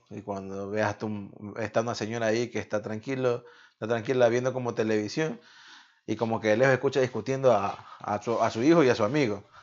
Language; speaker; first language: Spanish; native; Spanish